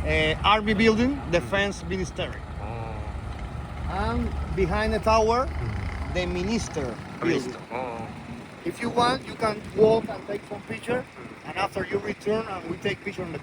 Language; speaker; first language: English; non-native, fluent; Spanish